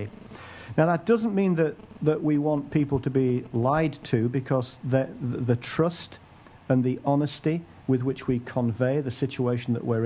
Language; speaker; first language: English; native; English